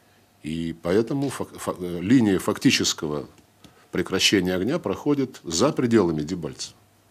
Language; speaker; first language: Russian; native; Russian